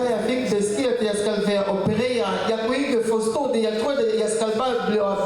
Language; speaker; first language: Danish; non-native, learner; French